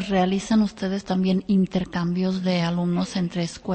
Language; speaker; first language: Spanish; non-native, fluent; Czech